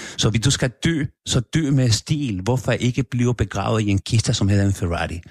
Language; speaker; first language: Danish; non-native, fluent; Spanish